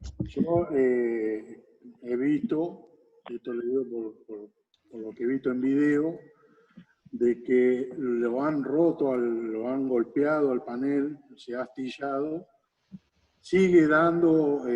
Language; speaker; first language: Spanish; native; Spanish